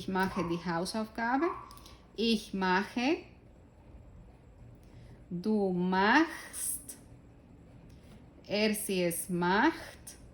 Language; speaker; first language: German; non-native, fluent; Spanish